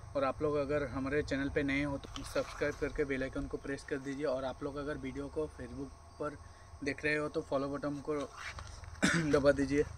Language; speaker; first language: Hindi; non-native, local second language; Bangla